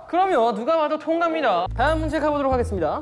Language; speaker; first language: Korean; native; Korean